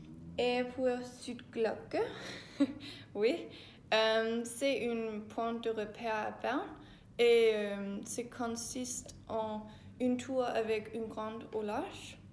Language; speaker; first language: French; non-native, learner; Danish